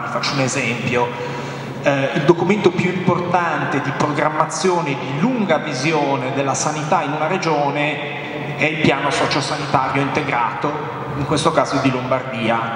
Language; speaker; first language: Italian; native; Italian